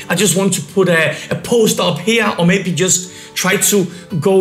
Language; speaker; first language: English; non-native, fluent; Polish